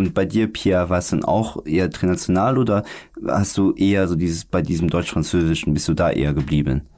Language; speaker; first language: German; native; German